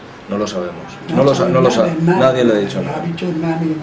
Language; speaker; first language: Spanish; native; Spanish